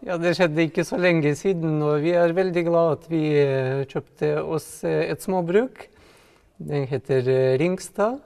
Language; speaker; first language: Norwegian; non-native, fluent; Russian